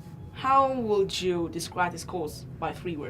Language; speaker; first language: English; non-native, learner; Vietnamese